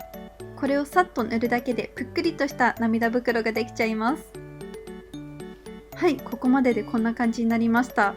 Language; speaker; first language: Japanese; native; Japanese